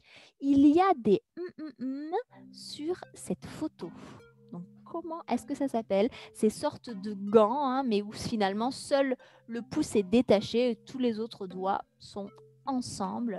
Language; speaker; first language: French; native; French